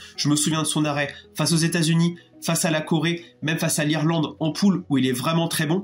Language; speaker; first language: French; native; French